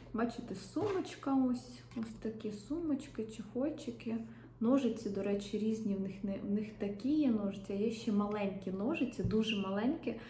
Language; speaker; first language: Ukrainian; non-native, local second language; Russian